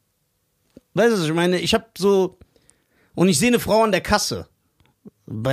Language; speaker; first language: German; early bilingual, other home language; Persian